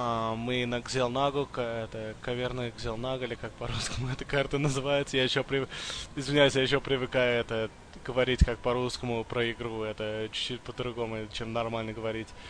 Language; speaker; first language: Russian; early bilingual, heritage; English